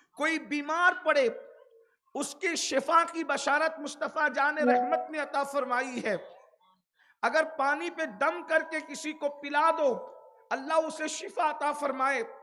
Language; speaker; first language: Urdu; native; Urdu